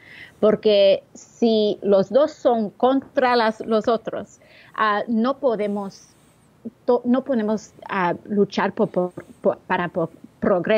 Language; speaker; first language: Spanish; early bilingual, heritage; Spanish